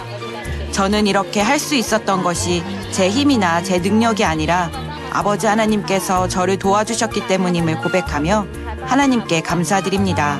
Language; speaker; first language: Korean; non-native, fluent; Thai